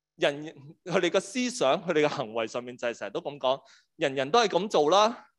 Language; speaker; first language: Cantonese; native; Cantonese